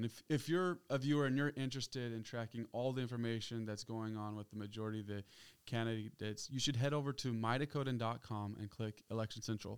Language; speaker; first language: English; native; English